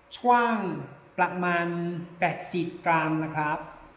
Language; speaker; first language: Thai; non-native, learner; Chinese